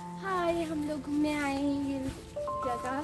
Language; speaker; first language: Hindi; non-native, learner; Nepali